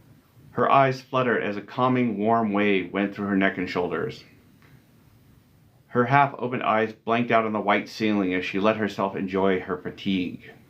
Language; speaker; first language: English; native; English